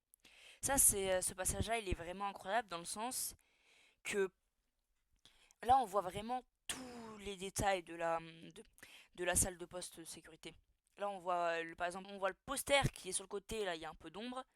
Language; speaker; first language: French; native; French